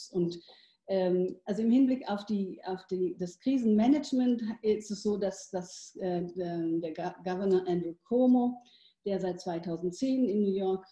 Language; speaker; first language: German; native; German